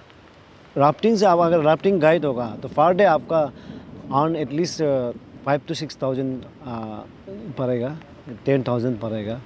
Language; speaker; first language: Hindi; non-native, local second language; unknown